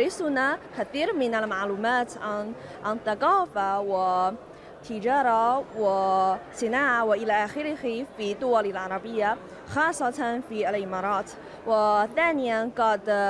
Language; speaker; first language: Arabic; non-native, learner; Chinese